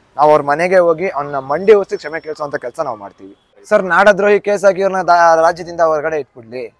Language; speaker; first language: Kannada; native; Kannada